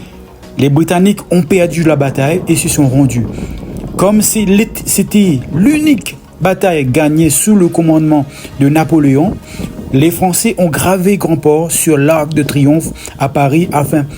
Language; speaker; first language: French; non-native, local second language; Morisyen